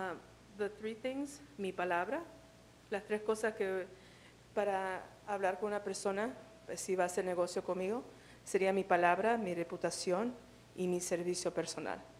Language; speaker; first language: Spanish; early bilingual, heritage; Spanish